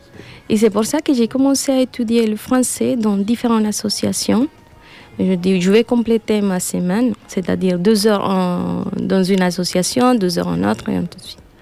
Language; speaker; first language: French; non-native, learner; Spanish